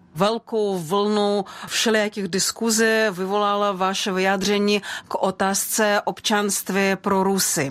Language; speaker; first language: Czech; non-native, fluent; Russian